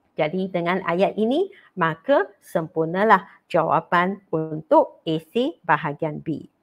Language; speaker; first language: Malay; non-native, local second language; Chinese